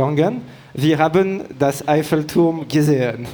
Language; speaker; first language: German; non-native, learner; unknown